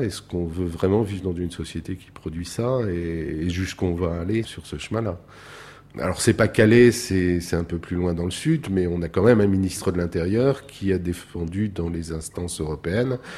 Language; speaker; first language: French; native; French